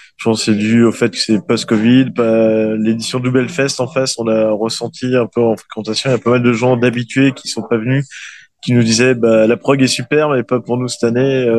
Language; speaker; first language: French; native; French